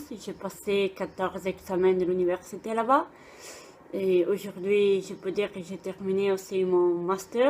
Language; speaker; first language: French; non-native, fluent; Italian